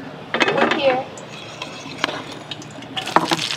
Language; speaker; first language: English; non-native, learner; Cebuano